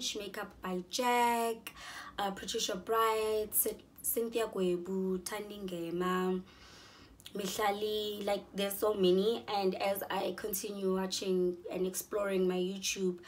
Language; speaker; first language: English; non-native, local second language; Zulu